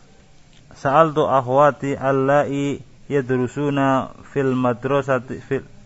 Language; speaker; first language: Arabic; non-native, learner; Indonesian